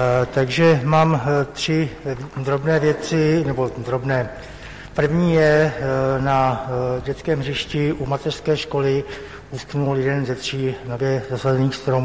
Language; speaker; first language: Czech; native; Czech